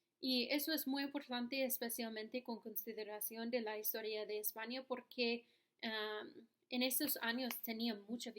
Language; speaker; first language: Spanish; non-native, learner; English